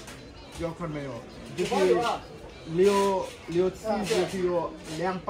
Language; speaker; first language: Chinese; non-native, learner; Bangla